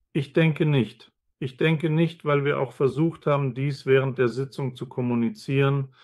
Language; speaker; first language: German; non-native, fluent; Spanish